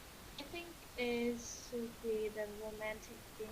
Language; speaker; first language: English; non-native, learner; Vietnamese